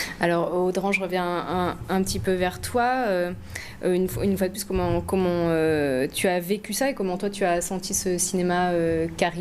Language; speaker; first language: French; native; French